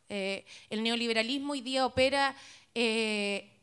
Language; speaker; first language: Spanish; native; Spanish